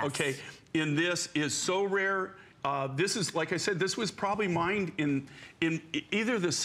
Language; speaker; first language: English; native; English